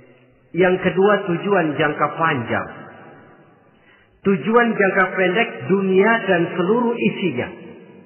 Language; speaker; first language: Indonesian; native; Indonesian